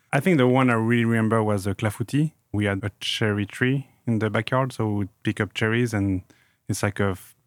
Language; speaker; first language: English; non-native, fluent; French